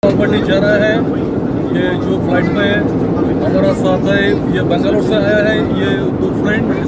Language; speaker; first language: Hindi; non-native, local second language; Bangla